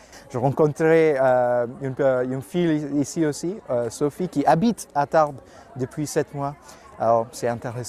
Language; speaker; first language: French; non-native, learner; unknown